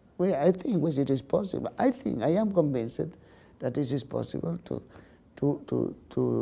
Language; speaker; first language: English; non-native, learner; Spanish